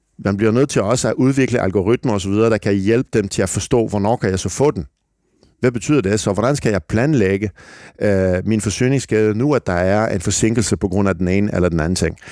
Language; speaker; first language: Danish; non-native, fluent; French